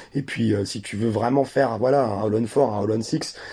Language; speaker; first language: French; native; French